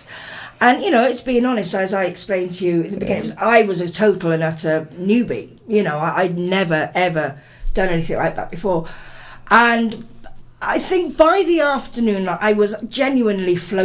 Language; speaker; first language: English; native; English